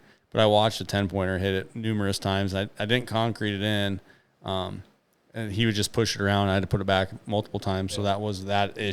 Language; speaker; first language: English; native; English